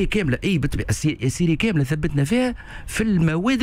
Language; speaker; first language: Arabic; native; Arabic